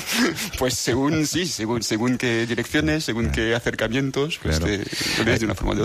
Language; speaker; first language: Spanish; non-native, fluent; French